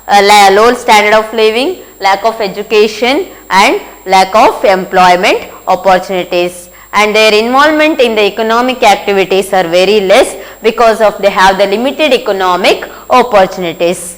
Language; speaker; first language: English; non-native, local second language; Kannada